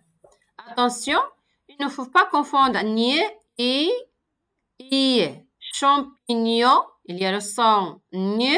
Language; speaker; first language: French; non-native, local second language; Arabic